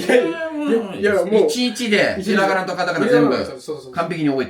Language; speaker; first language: Japanese; non-native, fluent; English